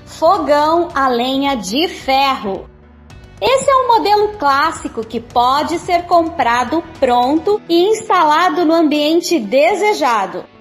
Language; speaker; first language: Portuguese; native; Portuguese